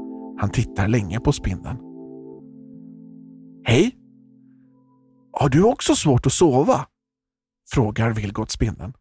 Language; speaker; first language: Swedish; native; Swedish